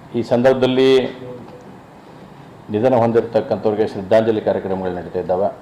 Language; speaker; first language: Kannada; native; Kannada